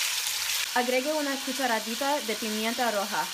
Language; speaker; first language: Spanish; non-native, learner; English